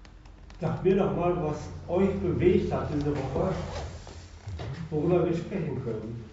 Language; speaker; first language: German; native; German